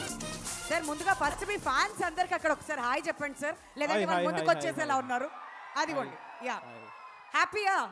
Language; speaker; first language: Telugu; native; Telugu